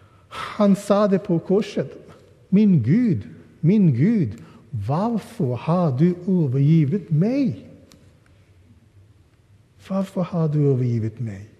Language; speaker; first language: Swedish; non-native, fluent; English